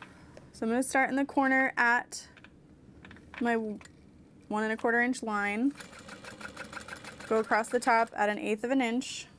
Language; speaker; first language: English; native; English